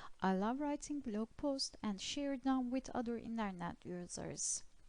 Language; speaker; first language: English; non-native, fluent; Turkish